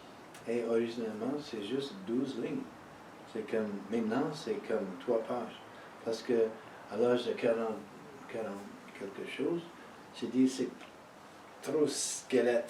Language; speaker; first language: French; early bilingual, heritage; French